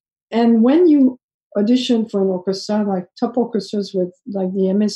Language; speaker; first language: English; non-native, fluent; French